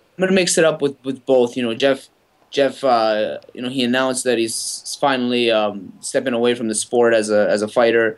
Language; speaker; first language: English; native; English